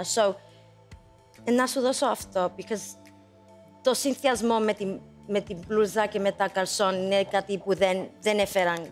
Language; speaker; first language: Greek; early bilingual, heritage; English